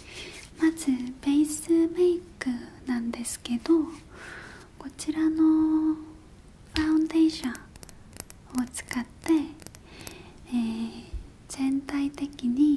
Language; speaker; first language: Japanese; non-native, learner; Korean